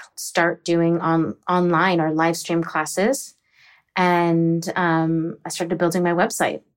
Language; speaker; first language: English; native; English